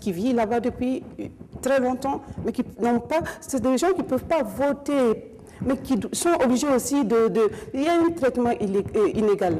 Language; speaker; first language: French; non-native, local second language; Mossi